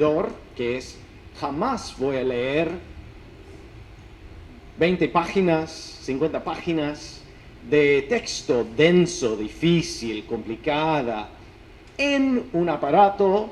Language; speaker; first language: Spanish; non-native, fluent; English